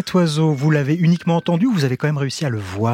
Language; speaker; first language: French; native; French